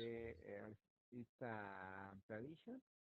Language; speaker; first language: English; non-native, learner; Spanish